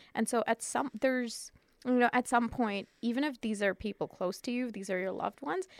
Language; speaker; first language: English; early bilingual, other home language; Urdu